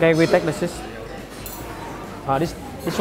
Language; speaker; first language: English; non-native, learner; Vietnamese